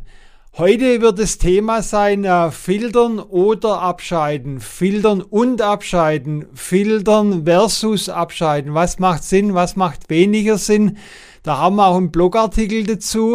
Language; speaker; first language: German; native; German